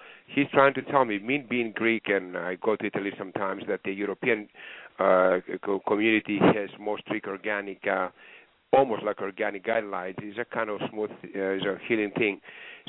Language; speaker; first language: English; non-native, fluent; Greek